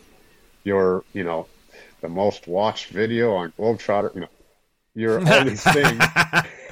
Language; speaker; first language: English; native; English